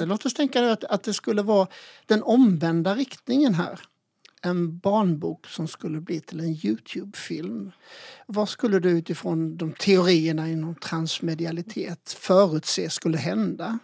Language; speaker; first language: Swedish; native; Swedish